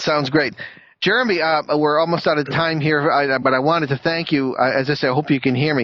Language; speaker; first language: English; native; English